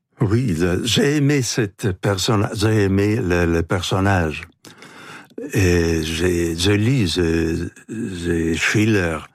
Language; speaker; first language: French; non-native, fluent; Italian